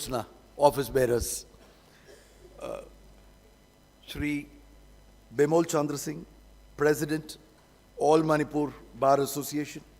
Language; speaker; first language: English; non-native, local second language; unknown